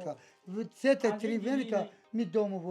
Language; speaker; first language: Russian; non-native, learner; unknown